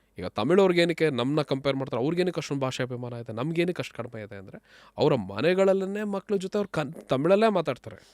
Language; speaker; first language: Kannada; non-native, local second language; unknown